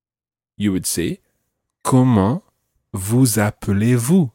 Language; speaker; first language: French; non-native, fluent; English